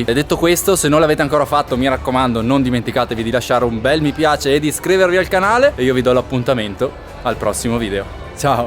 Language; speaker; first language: Italian; native; Italian